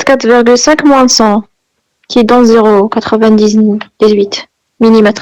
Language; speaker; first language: French; non-native, local second language; Arabic